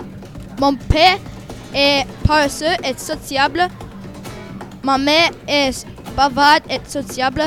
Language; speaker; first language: French; non-native, learner; English